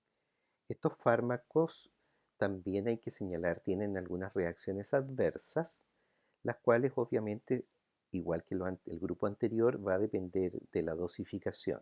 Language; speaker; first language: Spanish; native; Spanish